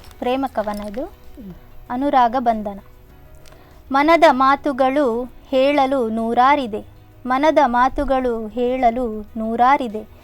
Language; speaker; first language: Kannada; native; Kannada